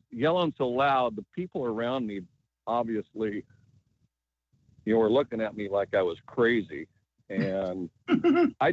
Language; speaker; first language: English; native; English